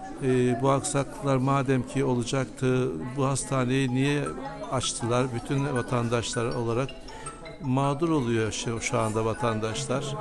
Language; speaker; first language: Turkish; native; Turkish